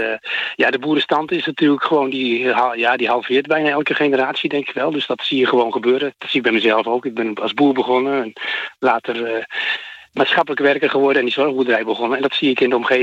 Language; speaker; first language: Dutch; native; Dutch